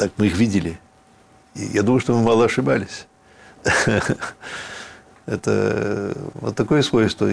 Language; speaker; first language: Russian; early bilingual, heritage; Russian